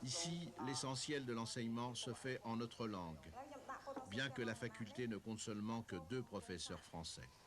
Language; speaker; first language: French; native; French